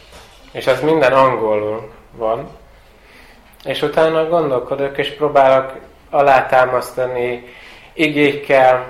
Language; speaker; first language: Hungarian; non-native, fluent; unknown